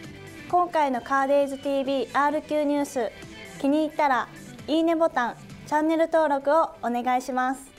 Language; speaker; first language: Japanese; native; Japanese